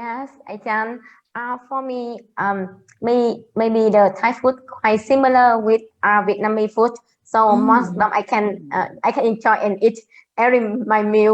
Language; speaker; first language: English; non-native, learner; Vietnamese